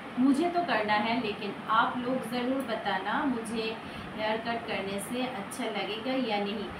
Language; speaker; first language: Hindi; non-native, local second language; Bangla